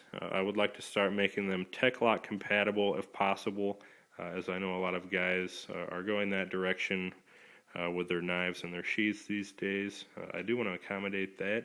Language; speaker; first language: English; native; English